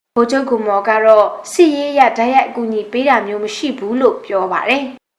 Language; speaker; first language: Burmese; native; Burmese